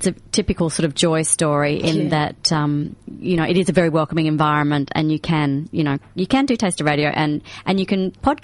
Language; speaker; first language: English; native; English